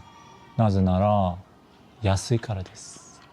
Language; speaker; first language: Japanese; non-native, fluent; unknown